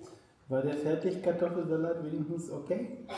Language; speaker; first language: German; native; German